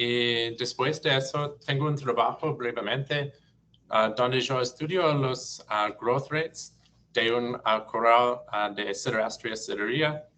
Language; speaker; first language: Spanish; non-native, learner; English